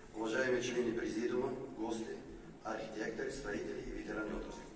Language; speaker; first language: Russian; non-native, local second language; Tajik